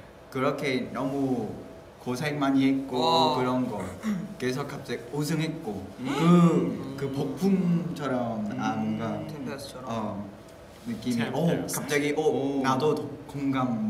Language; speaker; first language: Korean; non-native, fluent; Vietnamese